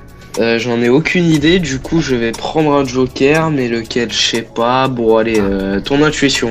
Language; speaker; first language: French; native; French